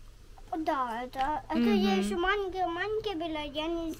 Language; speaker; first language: Russian; early bilingual, heritage; Russian